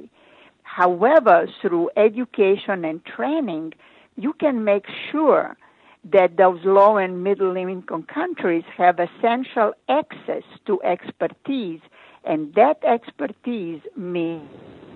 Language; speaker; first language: English; non-native, fluent; Croatian